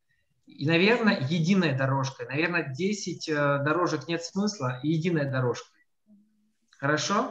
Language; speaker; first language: Russian; native; Russian